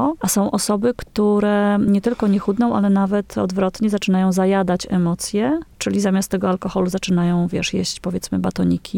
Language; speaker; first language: Polish; native; Polish